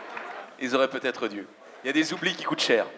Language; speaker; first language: French; native; French